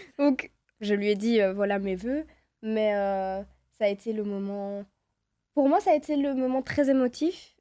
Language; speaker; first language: French; native; French